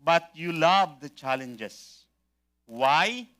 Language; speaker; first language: English; non-native, local second language; Filipino